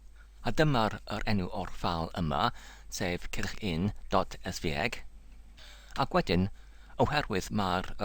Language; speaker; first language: Welsh; non-native, learner; English